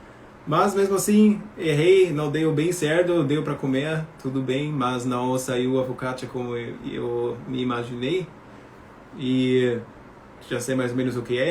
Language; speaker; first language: Portuguese; non-native, fluent; German